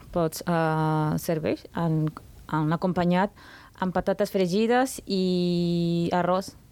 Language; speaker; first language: Catalan; non-native, learner; Spanish